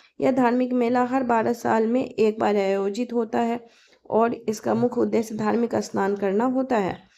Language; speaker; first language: Hindi; native; Hindi